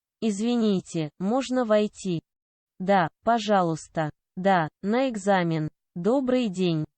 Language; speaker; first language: Russian; non-native, local second language; Turkmen